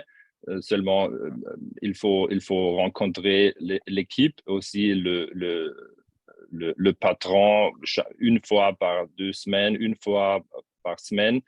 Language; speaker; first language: French; non-native, fluent; German